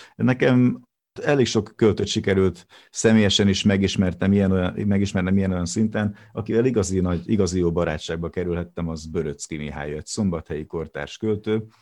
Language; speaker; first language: Hungarian; native; Hungarian